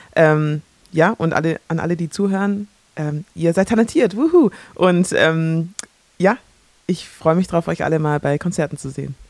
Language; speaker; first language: German; early bilingual, other home language; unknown